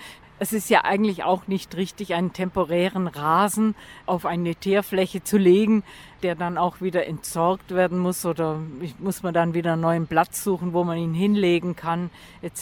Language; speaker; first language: German; native; German